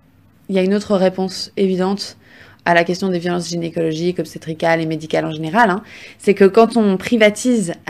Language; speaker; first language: French; native; French